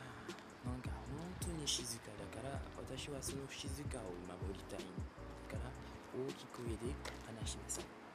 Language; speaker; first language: Japanese; non-native, fluent; French